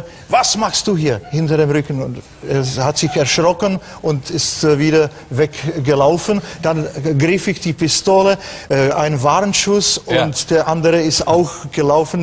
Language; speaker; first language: German; non-native, fluent; Czech